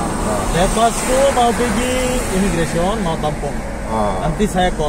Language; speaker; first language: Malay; non-native, learner; Bangla